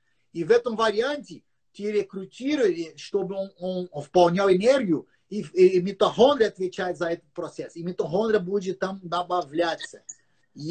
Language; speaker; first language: Russian; non-native, learner; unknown